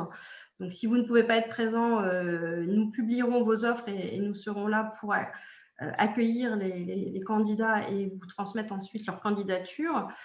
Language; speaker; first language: French; native; French